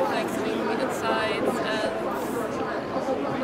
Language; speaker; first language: English; non-native, fluent; Dutch